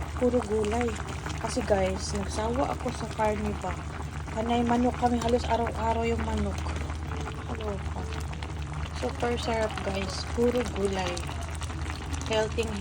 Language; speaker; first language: Filipino; non-native, local second language; Cebuano